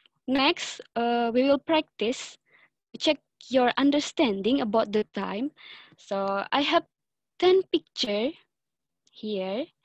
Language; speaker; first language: English; non-native, learner; Indonesian